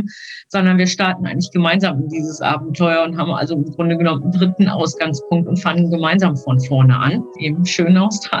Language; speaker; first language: German; native; German